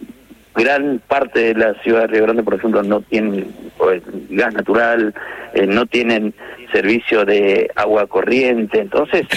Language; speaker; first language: Spanish; native; Spanish